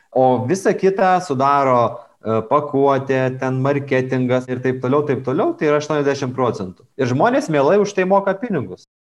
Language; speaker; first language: Lithuanian; native; Lithuanian